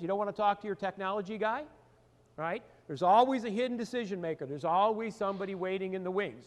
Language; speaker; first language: English; native; English